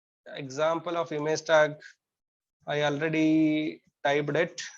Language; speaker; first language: English; non-native, local second language; Kannada